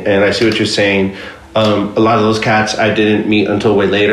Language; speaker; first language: English; native; English